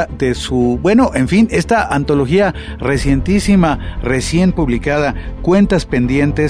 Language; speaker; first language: Spanish; native; Spanish